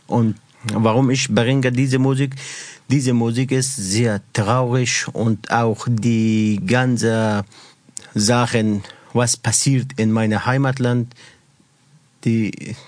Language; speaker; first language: German; non-native, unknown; Persian